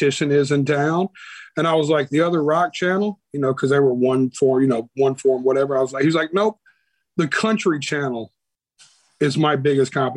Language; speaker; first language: English; native; English